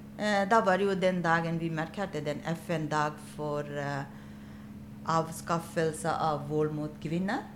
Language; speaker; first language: Norwegian; non-native, fluent; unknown